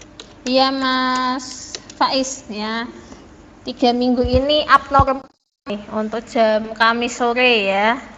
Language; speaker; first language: Indonesian; native; Indonesian